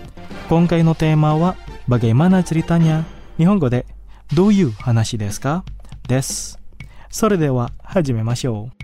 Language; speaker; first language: Japanese; non-native, fluent; Indonesian